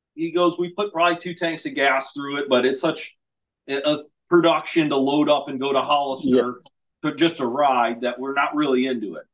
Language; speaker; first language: English; native; English